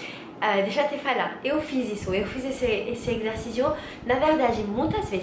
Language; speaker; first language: Portuguese; non-native, learner; French